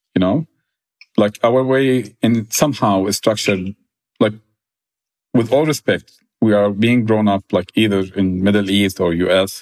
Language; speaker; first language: English; non-native, fluent; Arabic